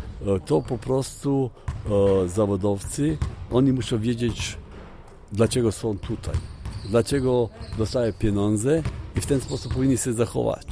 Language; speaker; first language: Polish; non-native, fluent; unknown